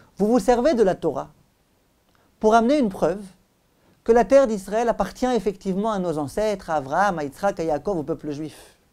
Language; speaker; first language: French; native; French